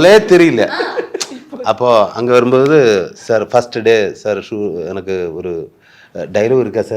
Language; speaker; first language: Tamil; non-native, learner; Malayalam